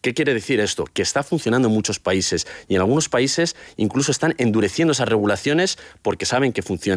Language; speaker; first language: Spanish; native; Spanish